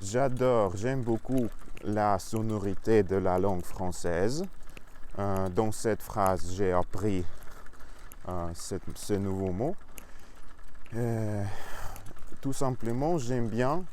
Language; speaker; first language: French; non-native, learner; Russian